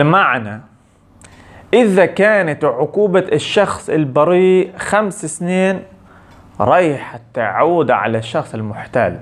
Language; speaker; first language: Arabic; non-native, local second language; Hebrew